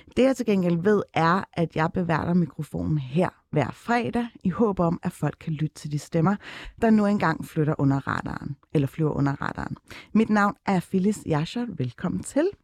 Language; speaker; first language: Danish; early bilingual, other home language; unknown